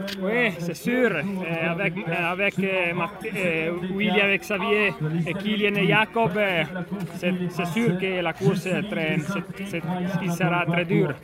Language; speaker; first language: French; non-native, learner; Italian